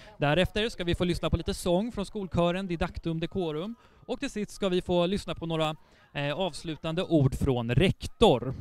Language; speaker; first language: Swedish; native; Swedish